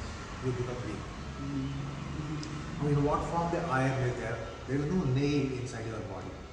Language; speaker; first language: English; non-native, fluent; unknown